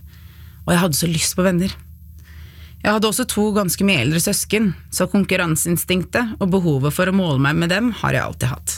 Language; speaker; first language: Norwegian; early bilingual, other home language; Arabic